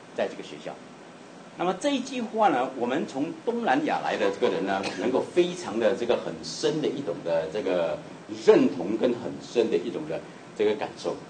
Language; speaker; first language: Chinese; native; Chinese